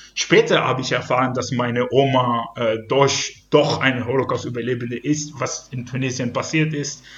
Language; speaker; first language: German; non-native, fluent; Hebrew